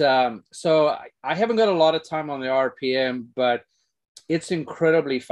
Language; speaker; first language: English; native; English